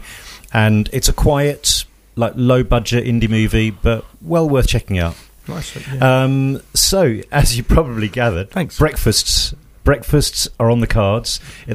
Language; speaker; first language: English; native; English